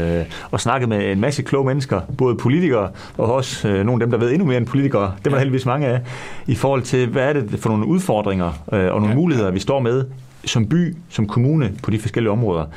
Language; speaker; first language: Danish; native; Danish